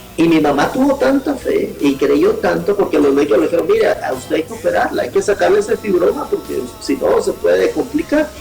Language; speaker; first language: Spanish; native; Spanish